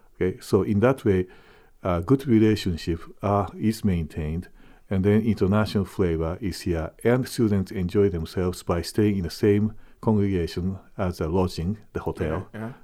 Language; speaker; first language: English; non-native, fluent; Japanese